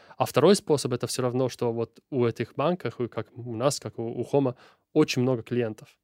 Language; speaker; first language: Russian; non-native, fluent; Italian